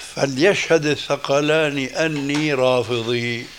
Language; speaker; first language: Arabic; early bilingual, other home language; Albanian